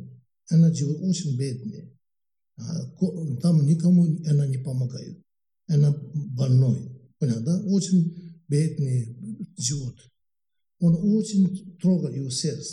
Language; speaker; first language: Russian; non-native, learner; Tibetan